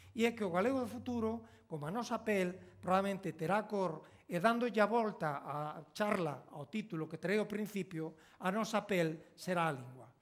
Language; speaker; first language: Galician; native; Galician